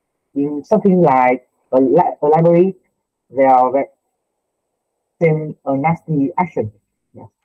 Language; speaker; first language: English; non-native, learner; Vietnamese